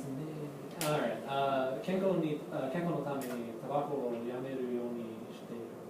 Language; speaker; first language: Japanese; non-native, learner; English